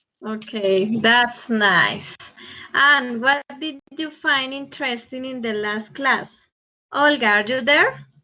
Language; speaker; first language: English; non-native, fluent; Spanish